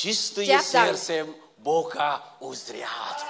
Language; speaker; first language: Russian; non-native, learner; Vietnamese